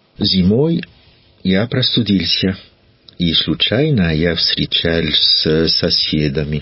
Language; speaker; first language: Russian; non-native, learner; French